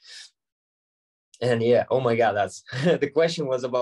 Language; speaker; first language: English; non-native, fluent; Ukrainian